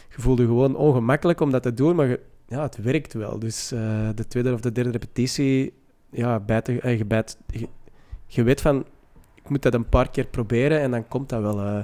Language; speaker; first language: Dutch; native; Dutch